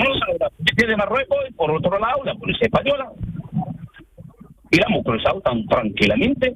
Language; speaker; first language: Spanish; non-native, fluent; Arabic